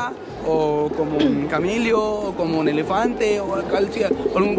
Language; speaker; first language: Spanish; non-native, learner; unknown